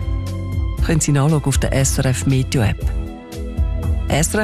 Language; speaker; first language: German; native; German